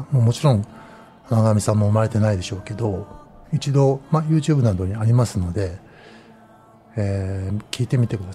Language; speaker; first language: Japanese; native; Japanese